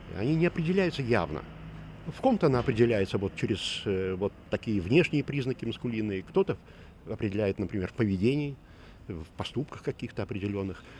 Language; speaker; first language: Russian; native; Russian